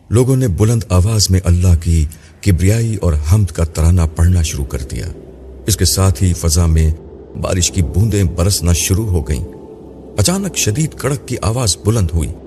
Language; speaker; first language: Urdu; native; Urdu